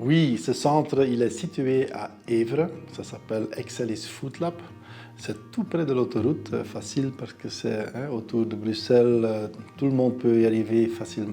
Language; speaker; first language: French; non-native, local second language; Dutch